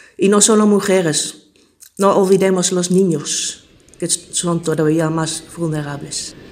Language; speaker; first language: Spanish; non-native, fluent; Dutch